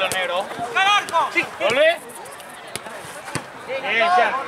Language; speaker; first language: Spanish; native; Spanish